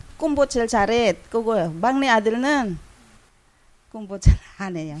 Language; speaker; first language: Korean; non-native, learner; Filipino